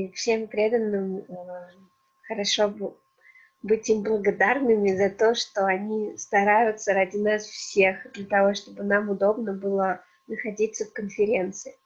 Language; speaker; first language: Russian; native; Russian